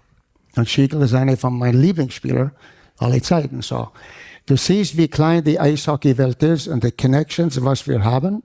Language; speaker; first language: German; non-native, fluent; English